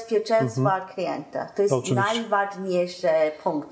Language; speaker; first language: Polish; non-native, learner; Chinese